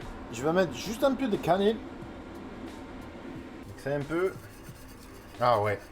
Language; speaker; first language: French; non-native, learner; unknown